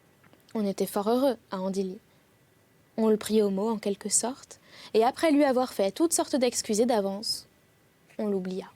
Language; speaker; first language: French; native; French